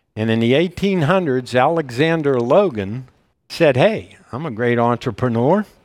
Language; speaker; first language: English; native; English